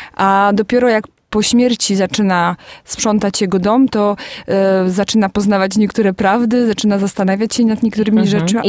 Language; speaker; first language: Polish; early bilingual, heritage; Polish